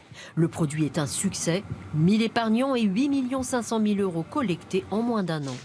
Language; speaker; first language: French; native; French